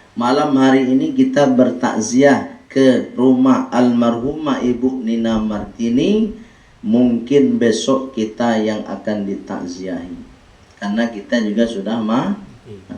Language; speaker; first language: Malay; non-native, local second language; Minangkabau